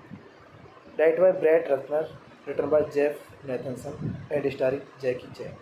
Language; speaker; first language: English; non-native, learner; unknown